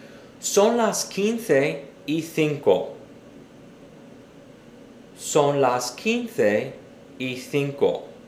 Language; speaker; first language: Spanish; non-native, fluent; English